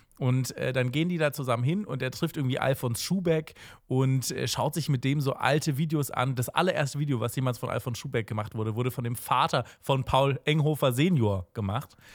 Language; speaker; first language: German; native; German